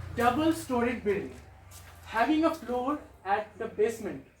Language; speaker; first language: English; non-native, local second language; Bangla